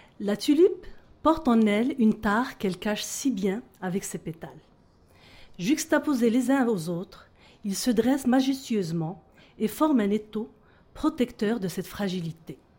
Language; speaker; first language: French; non-native, local second language; Arabic